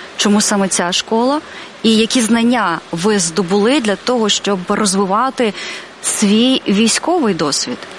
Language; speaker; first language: Ukrainian; native; Ukrainian